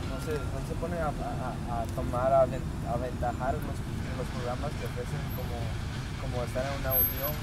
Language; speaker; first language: Spanish; early bilingual, heritage; Spanish